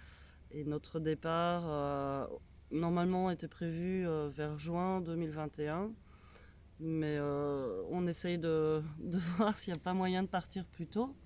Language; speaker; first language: French; native; French